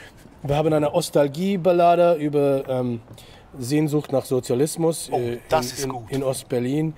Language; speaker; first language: German; non-native, fluent; English